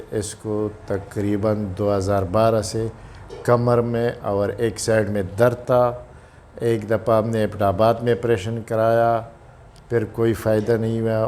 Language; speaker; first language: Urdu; non-native, local second language; Pashto